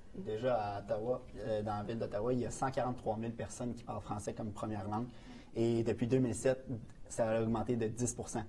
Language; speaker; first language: French; native; French